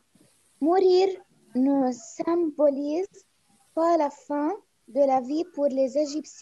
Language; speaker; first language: French; non-native, learner; Arabic